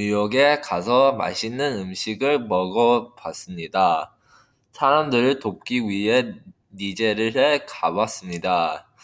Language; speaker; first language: Korean; non-native, learner; English